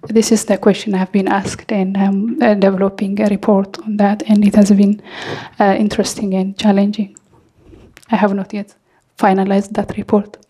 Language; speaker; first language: English; non-native, fluent; Amharic